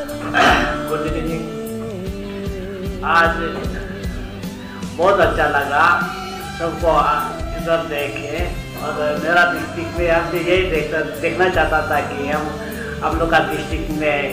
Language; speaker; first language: Hindi; non-native, local second language; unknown